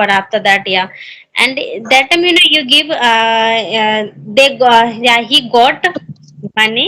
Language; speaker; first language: English; non-native, learner; Hindi